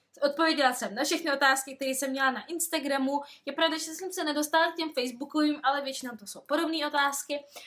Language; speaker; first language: Czech; non-native, fluent; Russian